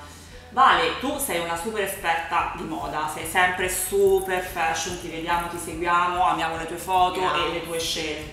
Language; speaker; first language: Italian; native; Italian